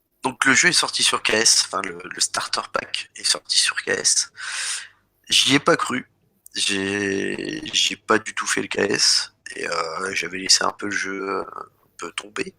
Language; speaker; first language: French; native; French